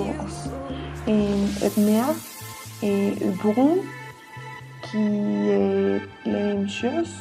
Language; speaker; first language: French; non-native, learner; Spanish